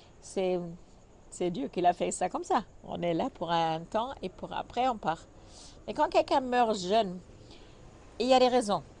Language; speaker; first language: French; non-native, fluent; German